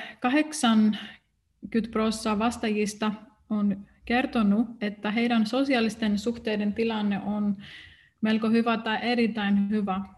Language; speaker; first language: Finnish; non-native, fluent; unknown